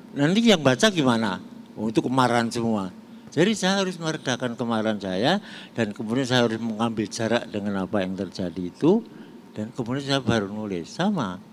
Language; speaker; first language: Indonesian; non-native, local second language; Javanese